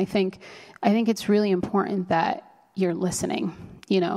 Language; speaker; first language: English; early bilingual, other home language; Spanish